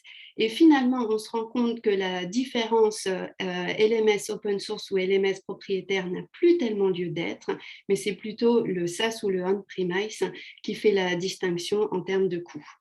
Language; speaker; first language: French; native; French